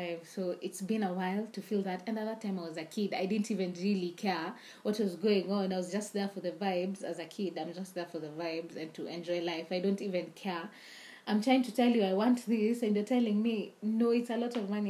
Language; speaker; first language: English; non-native, local second language; Swahili